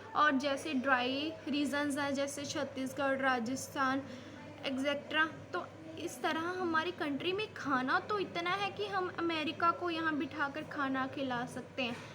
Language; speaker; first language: Hindi; native; Hindi